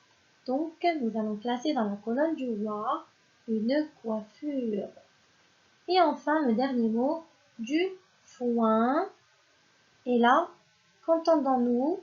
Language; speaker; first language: French; non-native, local second language; Arabic